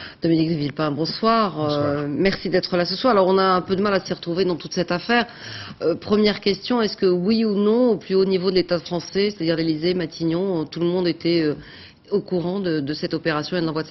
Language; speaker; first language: French; native; French